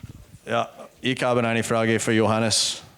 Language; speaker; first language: German; non-native, learner; English